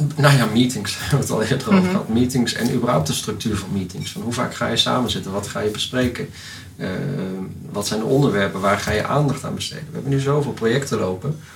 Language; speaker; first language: Dutch; native; Dutch